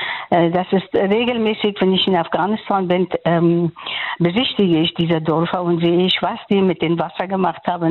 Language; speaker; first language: German; non-native, learner; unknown